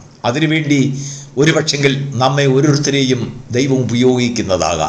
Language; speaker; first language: Malayalam; native; Malayalam